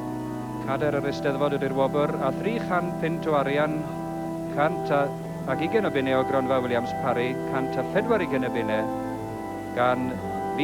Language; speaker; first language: Welsh; native; Welsh